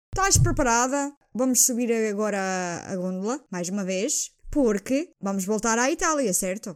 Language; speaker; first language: Portuguese; early bilingual, heritage; Portuguese